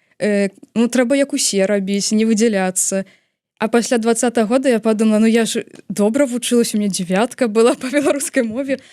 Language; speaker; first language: Belarusian; native; Belarusian